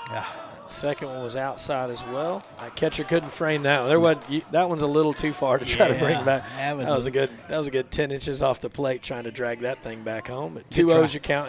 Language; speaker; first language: English; native; English